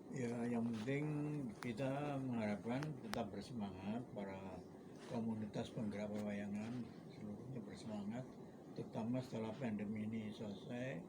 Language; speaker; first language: Indonesian; native; Indonesian